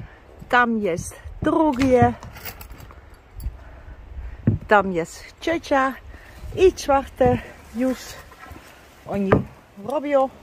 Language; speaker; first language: Polish; non-native, learner; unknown